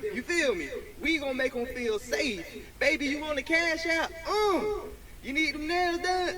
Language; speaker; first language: English; native; English